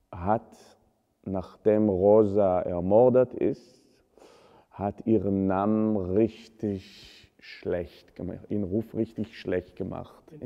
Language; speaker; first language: German; non-native, fluent; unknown